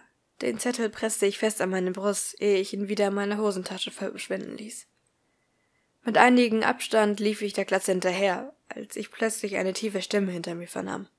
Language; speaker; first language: German; native; German